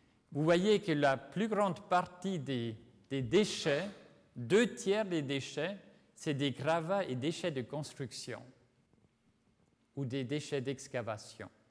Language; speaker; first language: French; non-native, fluent; Swiss German